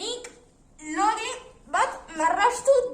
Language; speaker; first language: Basque; non-native, local second language; Spanish